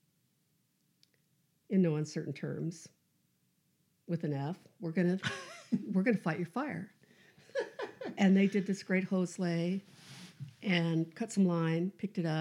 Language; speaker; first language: English; native; English